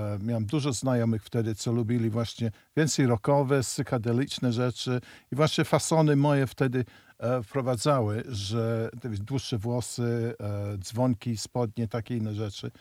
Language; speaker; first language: Polish; early bilingual, heritage; Polish